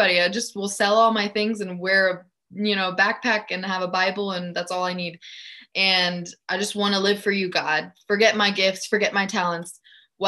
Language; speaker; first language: English; early bilingual, other home language; German